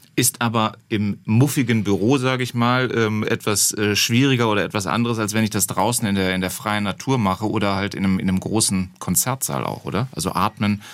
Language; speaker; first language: German; native; German